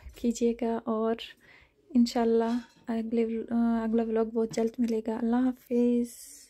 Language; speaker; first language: Urdu; non-native, fluent; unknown